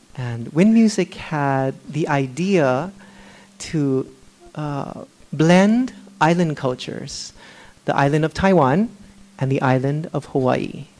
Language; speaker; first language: English; native; English